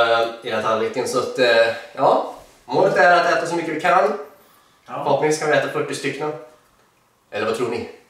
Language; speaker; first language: Swedish; native; Swedish